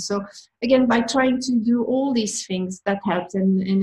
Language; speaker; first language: English; non-native, fluent; French